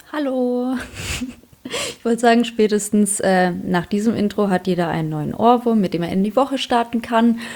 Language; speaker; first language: German; early bilingual, other home language; Polish